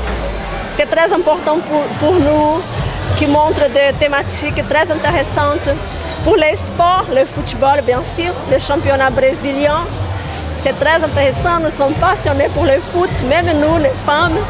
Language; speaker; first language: French; non-native, fluent; Portuguese